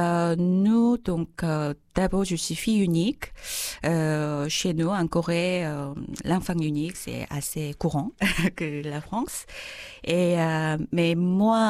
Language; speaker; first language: French; non-native, fluent; Korean